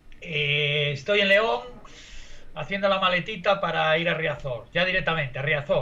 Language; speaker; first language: Spanish; native; Spanish